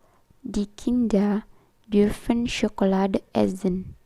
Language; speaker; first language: German; non-native, learner; Indonesian